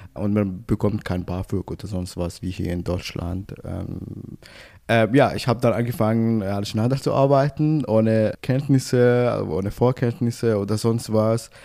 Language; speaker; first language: German; non-native, fluent; Arabic